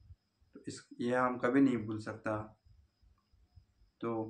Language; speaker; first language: Hindi; non-native, local second language; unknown